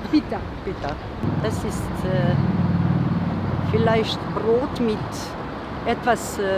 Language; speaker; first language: German; non-native, learner; Italian